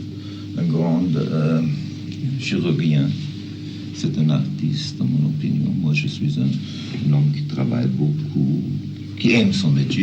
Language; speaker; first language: French; non-native, fluent; German